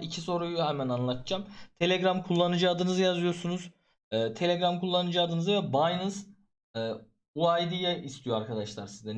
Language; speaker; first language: Turkish; native; Turkish